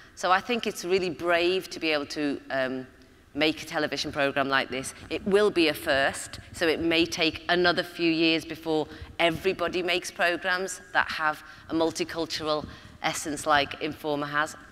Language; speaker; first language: English; native; English